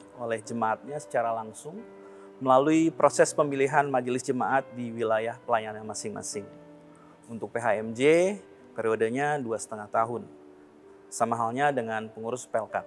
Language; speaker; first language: Indonesian; native; Indonesian